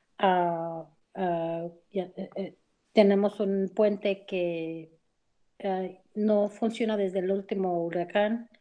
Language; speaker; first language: Spanish; early bilingual, heritage; Spanish